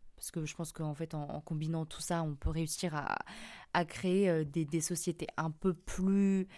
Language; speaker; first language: French; native; French